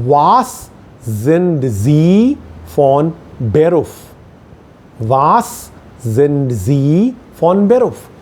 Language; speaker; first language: German; non-native, fluent; Hindi